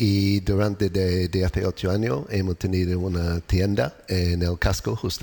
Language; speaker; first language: Spanish; non-native, learner; English